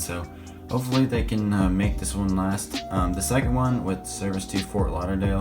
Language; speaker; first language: English; native; English